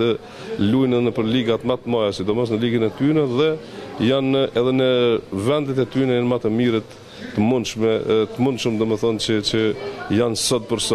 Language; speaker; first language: Albanian; native; Albanian